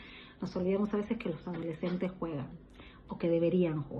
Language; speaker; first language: Spanish; native; Spanish